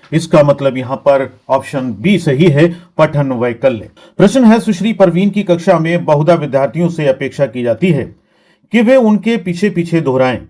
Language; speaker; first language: Hindi; native; Hindi